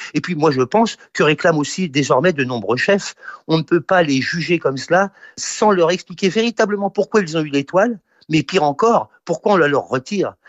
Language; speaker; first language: French; native; French